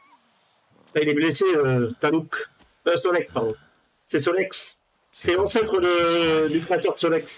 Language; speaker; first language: French; native; French